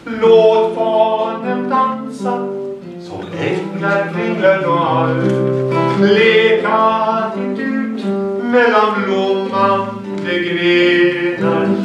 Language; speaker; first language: Swedish; native; Swedish